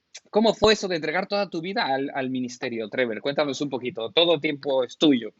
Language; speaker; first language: Spanish; native; Spanish